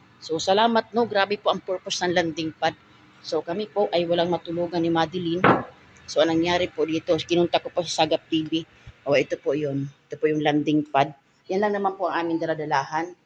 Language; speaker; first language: Filipino; non-native, local second language; Masbatenyo